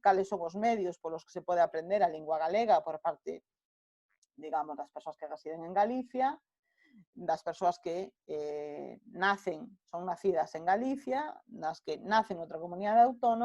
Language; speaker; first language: Galician; non-native, local second language; Spanish